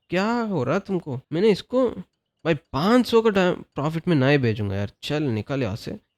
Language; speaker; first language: Hindi; non-native, local second language; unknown